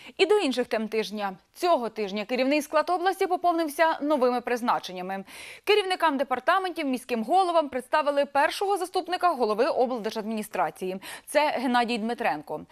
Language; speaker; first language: Ukrainian; native; Ukrainian